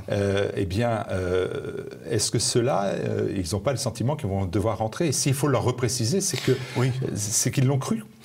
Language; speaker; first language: French; native; French